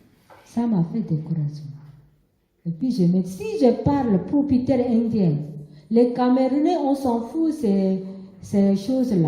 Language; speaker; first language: French; non-native, learner; Korean